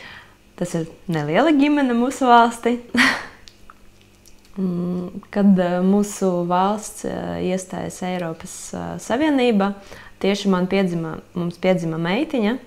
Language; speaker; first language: Latvian; non-native, local second language; Russian